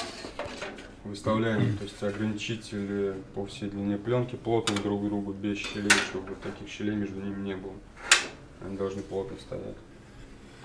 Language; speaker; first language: Russian; native; Russian